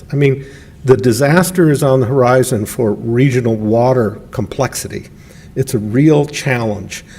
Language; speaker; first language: English; native; English